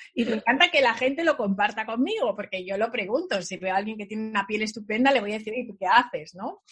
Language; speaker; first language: Spanish; early bilingual, other home language; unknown